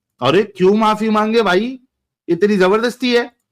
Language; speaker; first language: Hindi; native; Hindi